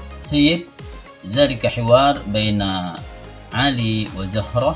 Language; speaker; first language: Arabic; non-native, fluent; Indonesian